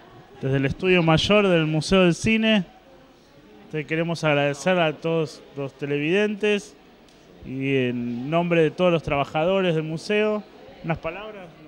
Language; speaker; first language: Spanish; native; Spanish